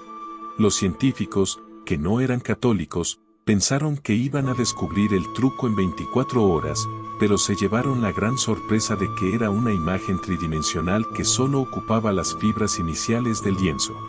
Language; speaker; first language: Spanish; native; Spanish